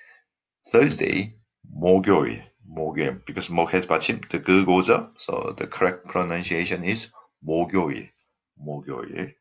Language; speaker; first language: English; non-native, fluent; Korean